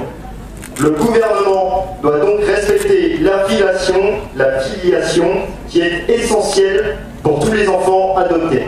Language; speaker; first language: French; native; French